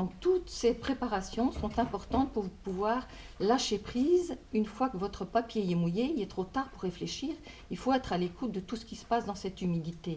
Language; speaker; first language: French; native; French